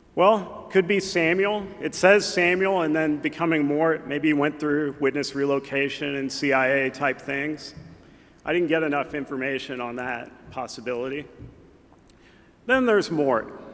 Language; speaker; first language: English; native; English